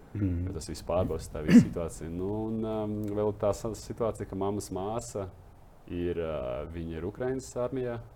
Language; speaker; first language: Latvian; non-native, local second language; Russian